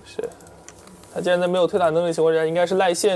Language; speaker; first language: Chinese; native; Chinese